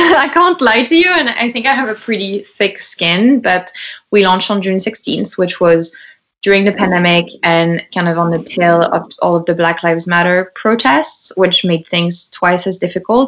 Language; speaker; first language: English; non-native, fluent; French